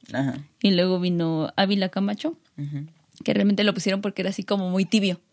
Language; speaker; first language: Spanish; native; Spanish